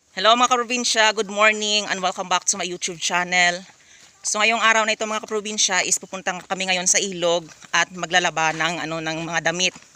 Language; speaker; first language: Filipino; non-native, local second language; Hiligaynon